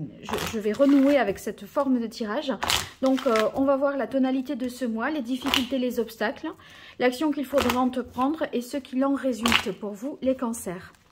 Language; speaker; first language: French; native; French